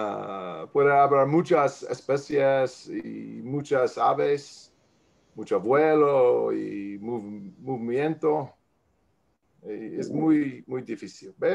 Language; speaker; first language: Spanish; non-native, learner; English